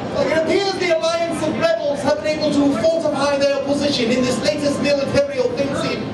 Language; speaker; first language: English; native; English